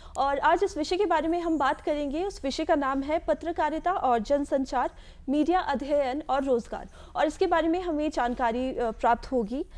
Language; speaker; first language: Hindi; native; Hindi